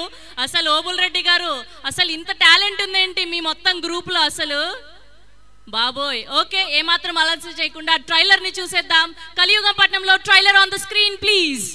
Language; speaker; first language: Telugu; native; Telugu